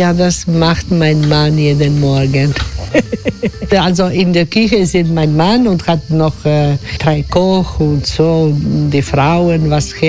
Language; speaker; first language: German; non-native, learner; Croatian